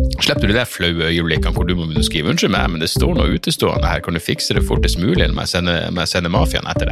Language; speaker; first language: Norwegian; native; Norwegian